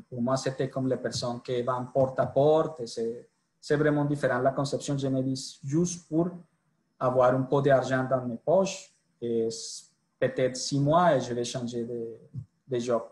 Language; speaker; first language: French; non-native, fluent; Spanish